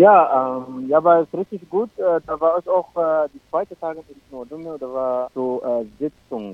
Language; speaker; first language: German; non-native, local second language; Arabic